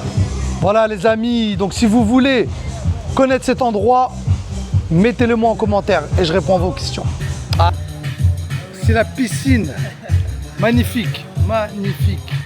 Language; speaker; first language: French; native; French